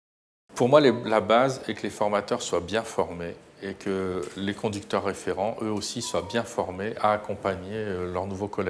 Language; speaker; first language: French; native; French